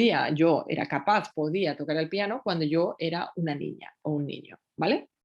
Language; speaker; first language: Spanish; native; Spanish